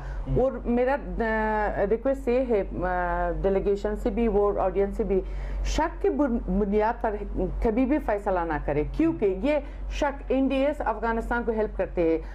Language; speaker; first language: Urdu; non-native, fluent; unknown